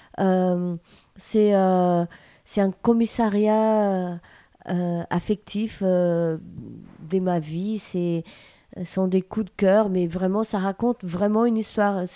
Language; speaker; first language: French; non-native, fluent; Portuguese